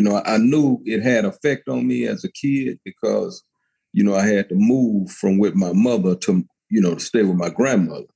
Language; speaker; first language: English; native; English